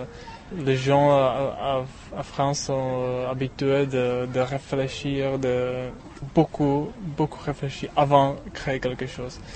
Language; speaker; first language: French; non-native, learner; Czech